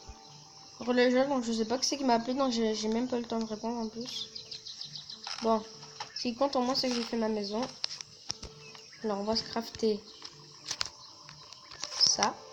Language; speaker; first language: French; native; French